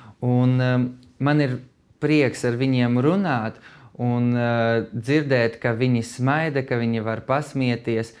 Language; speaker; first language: Latvian; non-native, fluent; Russian